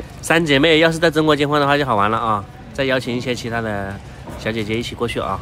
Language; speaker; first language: Chinese; native; Chinese